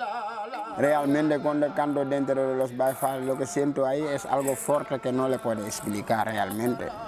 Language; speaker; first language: Spanish; non-native, learner; Wolof